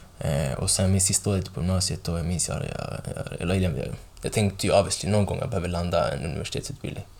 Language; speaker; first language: Swedish; early bilingual, other home language; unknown